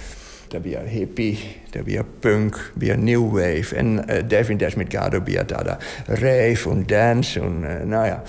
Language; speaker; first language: Latvian; non-native, learner; Dutch